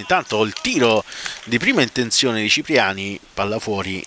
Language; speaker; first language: Italian; native; Italian